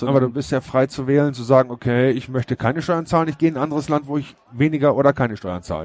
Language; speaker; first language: German; native; German